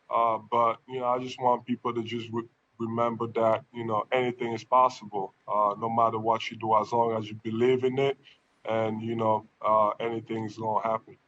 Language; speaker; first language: English; non-native, local second language; French